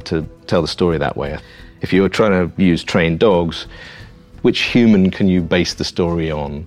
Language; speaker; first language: English; native; English